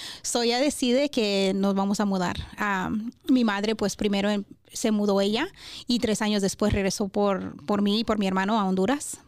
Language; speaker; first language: Spanish; native; Spanish